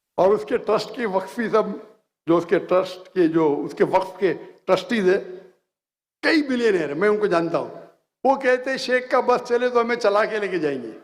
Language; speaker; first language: Hindi; non-native, local second language; Konkani